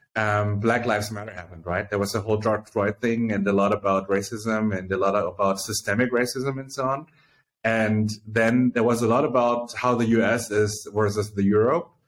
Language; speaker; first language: English; early bilingual, other home language; Chinese